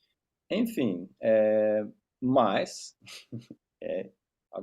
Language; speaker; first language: Portuguese; non-native, fluent; English